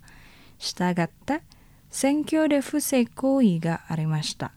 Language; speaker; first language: Japanese; non-native, fluent; Indonesian